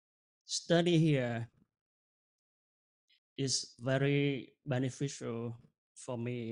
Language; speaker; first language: English; non-native, fluent; Vietnamese